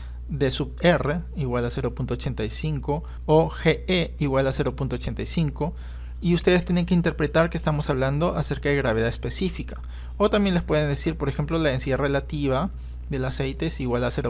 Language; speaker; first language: Spanish; native; Spanish